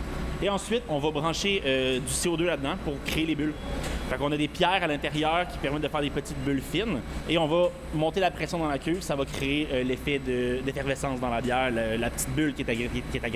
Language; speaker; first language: French; native; French